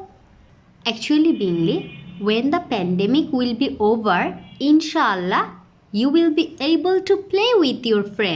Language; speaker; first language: English; non-native, fluent; Bangla